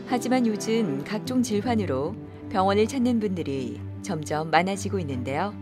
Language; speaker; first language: Korean; native; Korean